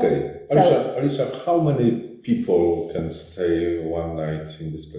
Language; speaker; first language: English; non-native, learner; Polish